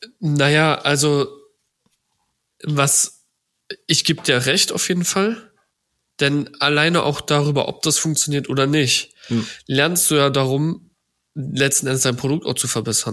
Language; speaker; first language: German; native; German